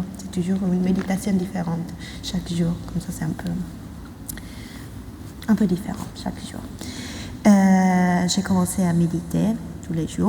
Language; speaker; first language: French; non-native, fluent; Italian